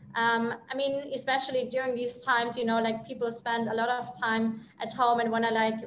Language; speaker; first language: English; non-native, fluent; German